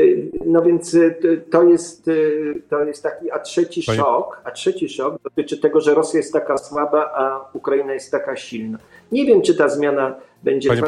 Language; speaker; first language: Polish; native; Polish